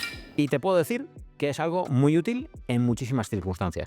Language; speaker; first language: Spanish; native; Spanish